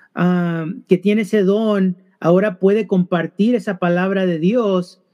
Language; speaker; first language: Spanish; early bilingual, heritage; Spanish